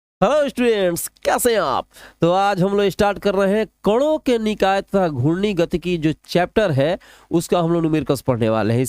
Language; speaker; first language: Hindi; non-native, local second language; Bhojpuri